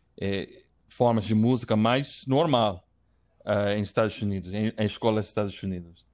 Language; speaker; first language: Portuguese; non-native, learner; English